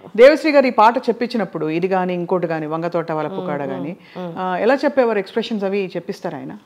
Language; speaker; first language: Telugu; native; Telugu